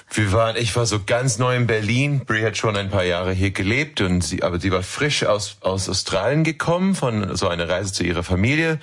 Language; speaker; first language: German; non-native, learner; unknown